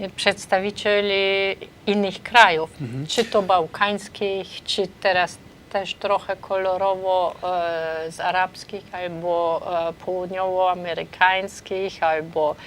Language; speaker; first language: Polish; non-native, fluent; German